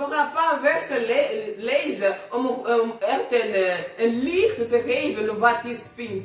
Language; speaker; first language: Dutch; non-native, learner; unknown